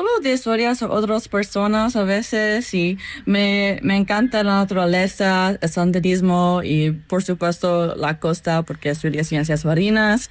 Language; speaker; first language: Spanish; non-native, fluent; English